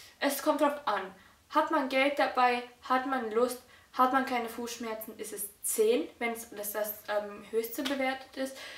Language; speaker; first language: German; early bilingual, other home language; Russian